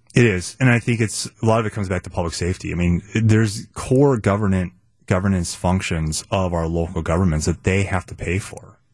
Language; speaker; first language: English; native; English